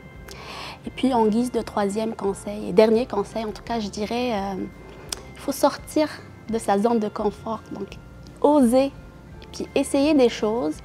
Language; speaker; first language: French; non-native, local second language; Arabic